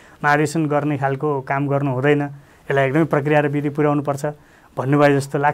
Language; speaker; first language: Nepali; native; Nepali